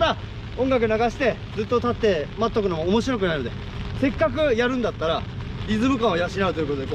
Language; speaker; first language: Japanese; native; Japanese